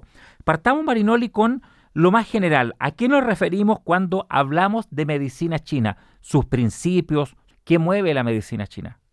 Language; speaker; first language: Spanish; native; Spanish